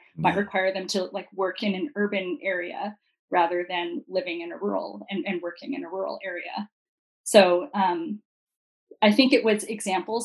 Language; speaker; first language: English; native; English